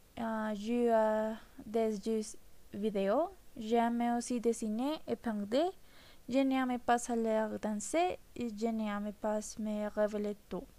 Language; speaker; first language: French; non-native, learner; Spanish